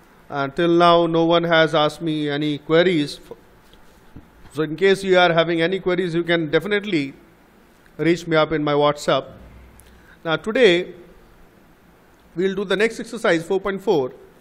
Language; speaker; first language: English; non-native, local second language; Bangla